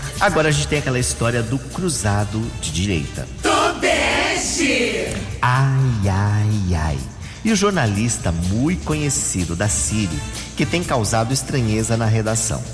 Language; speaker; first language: Portuguese; native; Portuguese